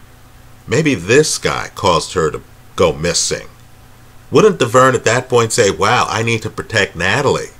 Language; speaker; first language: English; native; English